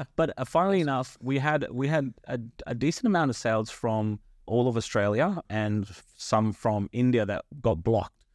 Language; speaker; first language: English; non-native, local second language; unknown